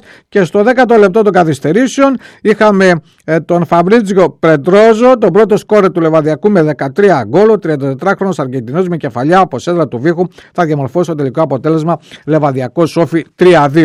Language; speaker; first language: Greek; native; Greek